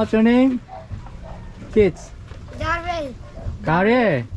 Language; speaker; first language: English; non-native, learner; Korean